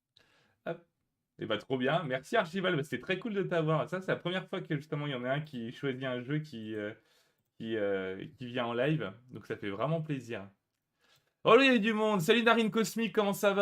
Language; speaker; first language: French; native; French